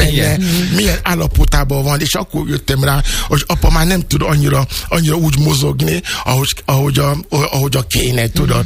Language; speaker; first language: Hungarian; non-native, fluent; Yoruba